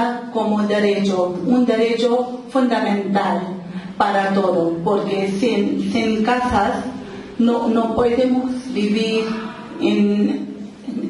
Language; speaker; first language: Spanish; non-native, local second language; Urdu